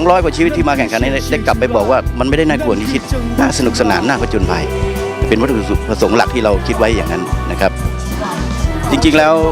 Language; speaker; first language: Thai; native; Thai